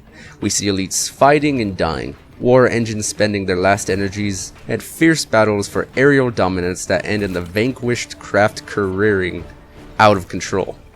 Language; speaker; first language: English; native; English